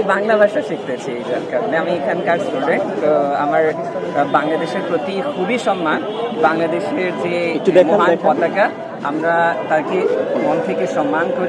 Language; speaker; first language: Bangla; non-native, learner; Urdu